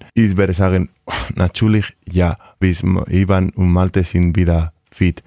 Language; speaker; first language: German; non-native, learner; Spanish